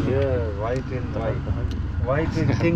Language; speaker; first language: English; non-native, learner; Hindi